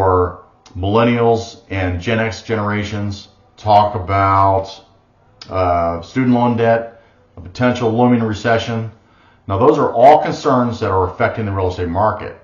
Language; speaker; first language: English; native; English